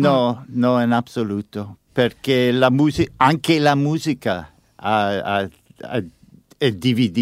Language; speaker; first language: Italian; non-native, learner; English